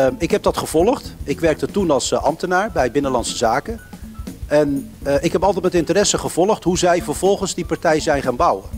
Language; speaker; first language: Dutch; early bilingual, other home language; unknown